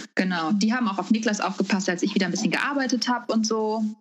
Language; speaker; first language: German; native; German